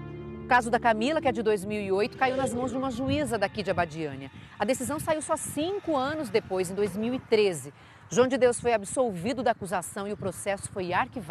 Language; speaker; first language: Portuguese; native; Portuguese